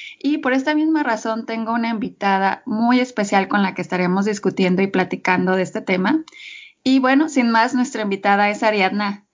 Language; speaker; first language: Spanish; native; Spanish